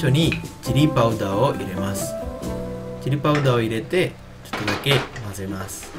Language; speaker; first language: Japanese; non-native, learner; Sinhala